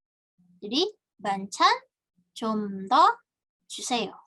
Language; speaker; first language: Korean; non-native, fluent; Indonesian